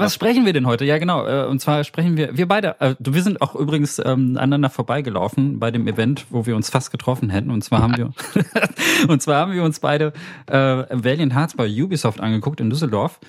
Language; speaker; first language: German; native; German